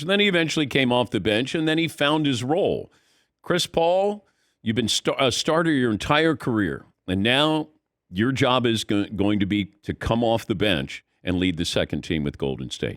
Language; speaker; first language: English; native; English